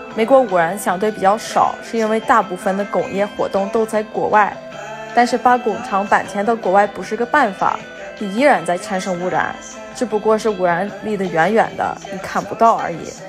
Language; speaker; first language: Chinese; non-native, fluent; English